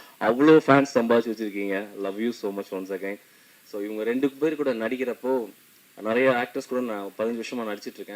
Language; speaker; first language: Tamil; native; Tamil